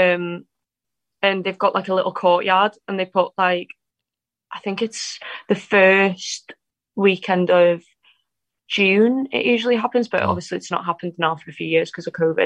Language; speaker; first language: English; native; English